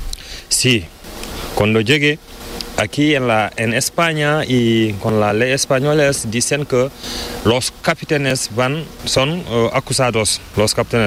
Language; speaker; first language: Spanish; non-native, learner; Fula